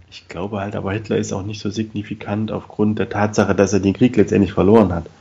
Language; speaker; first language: German; native; German